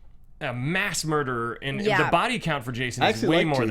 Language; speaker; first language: English; native; English